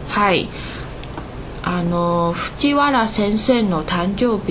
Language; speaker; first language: Japanese; non-native, learner; Chinese